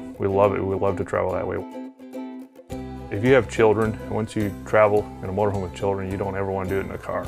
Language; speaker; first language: English; native; English